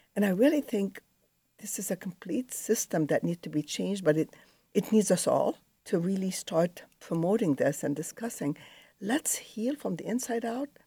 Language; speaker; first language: English; non-native, fluent; Arabic